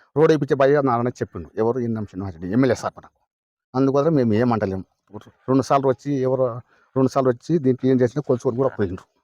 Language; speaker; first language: Telugu; non-native, local second language; Lambadi